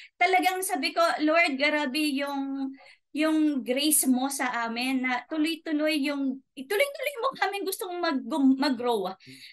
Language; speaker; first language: Filipino; native; Filipino